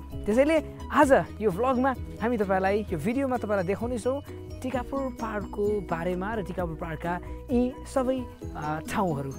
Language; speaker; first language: Nepali; native; Nepali